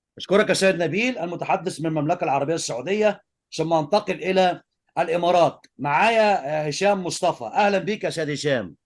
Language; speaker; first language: Egyptian Arabic; native; Egyptian Arabic